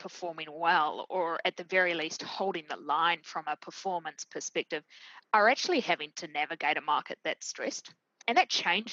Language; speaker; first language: English; native; English